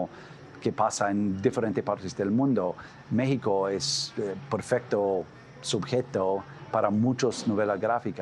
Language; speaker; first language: Spanish; non-native, fluent; English